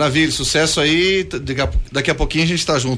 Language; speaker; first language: Portuguese; native; Portuguese